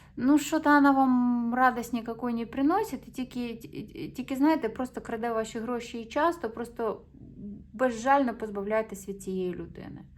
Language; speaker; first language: Ukrainian; non-native, local second language; Russian